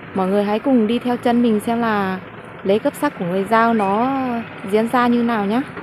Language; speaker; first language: Vietnamese; non-native, local second language; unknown